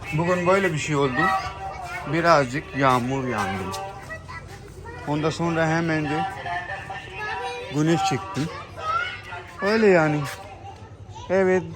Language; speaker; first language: Turkish; non-native, learner; Urdu